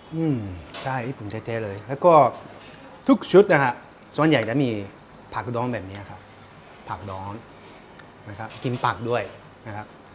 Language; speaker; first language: Thai; non-native, fluent; Japanese